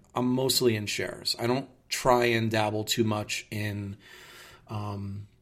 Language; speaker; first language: English; native; English